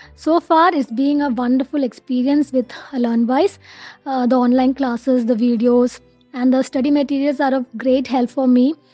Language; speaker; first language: English; non-native, local second language; Malayalam